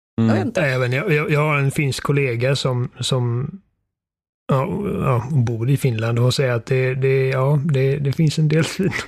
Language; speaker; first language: Swedish; native; Swedish